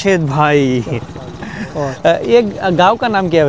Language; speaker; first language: Hindi; non-native, learner; Bangla